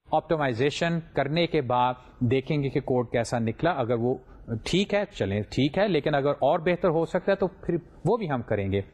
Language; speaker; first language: Urdu; native; Urdu